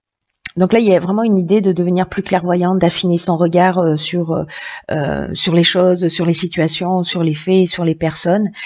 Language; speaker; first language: French; native; French